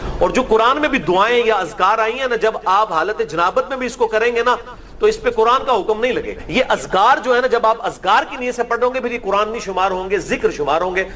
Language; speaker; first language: Urdu; non-native, local second language; Punjabi